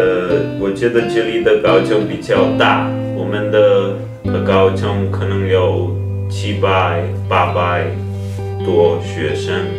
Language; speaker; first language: Chinese; non-native, fluent; Czech